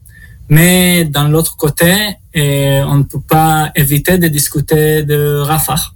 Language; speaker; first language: French; non-native, learner; Hebrew